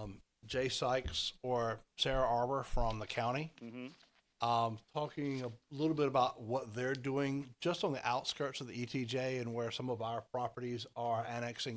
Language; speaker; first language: English; native; English